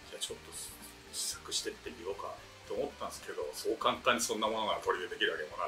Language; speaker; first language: Japanese; native; Japanese